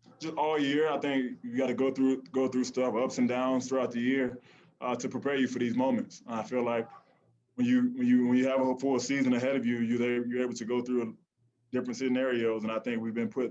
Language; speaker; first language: English; native; English